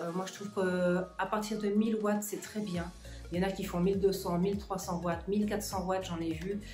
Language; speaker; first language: French; native; French